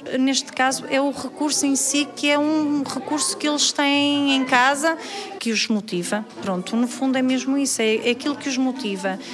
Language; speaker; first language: Portuguese; native; Portuguese